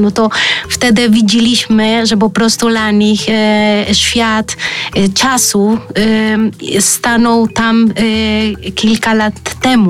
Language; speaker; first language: Polish; early bilingual, heritage; Spanish